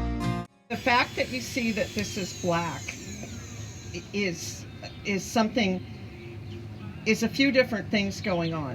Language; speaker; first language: English; native; English